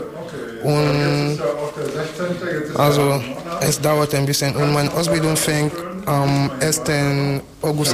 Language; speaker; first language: German; non-native, fluent; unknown